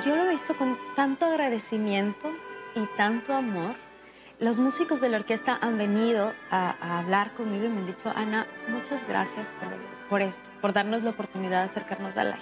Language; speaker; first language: Spanish; native; Spanish